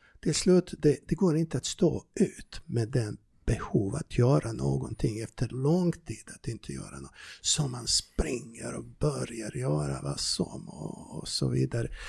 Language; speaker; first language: Swedish; non-native, fluent; Serbian